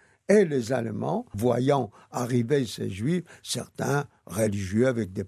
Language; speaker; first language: French; non-native, fluent; Yiddish